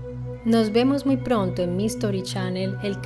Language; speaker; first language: Spanish; non-native, fluent; Italian